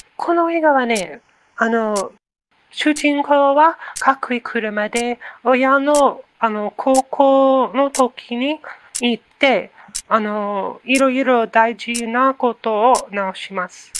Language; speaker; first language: Japanese; non-native, learner; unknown